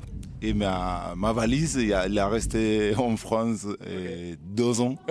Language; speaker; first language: French; non-native, learner; Spanish